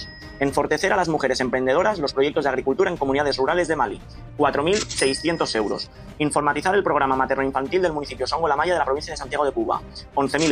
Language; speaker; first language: Spanish; native; Spanish